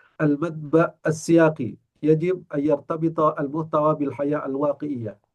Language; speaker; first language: Arabic; non-native, fluent; Indonesian